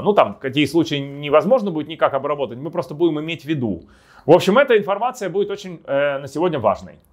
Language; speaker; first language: Russian; native; Russian